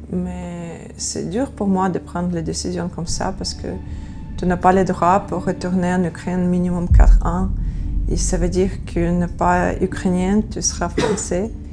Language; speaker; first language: French; non-native, learner; Ukrainian